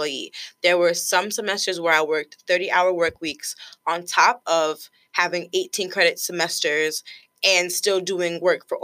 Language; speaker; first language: English; native; English